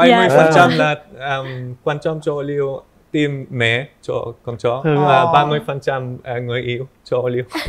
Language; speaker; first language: Vietnamese; non-native, learner; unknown